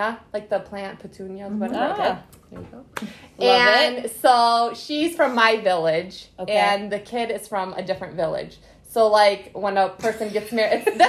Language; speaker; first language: English; early bilingual, other home language; Arabic